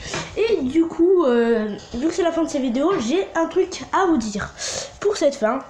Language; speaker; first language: French; native; French